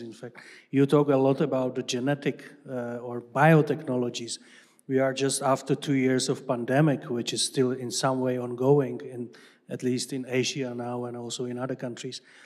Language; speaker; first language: English; non-native, fluent; Czech